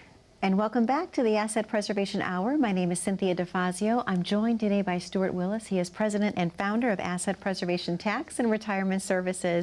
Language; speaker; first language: English; native; English